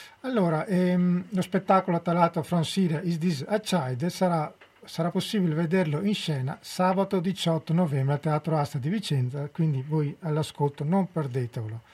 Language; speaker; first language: Italian; native; Italian